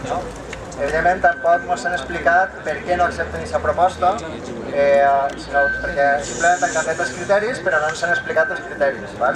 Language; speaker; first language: Catalan; native; Catalan